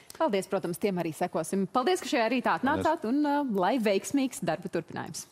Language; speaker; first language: Latvian; native; Latvian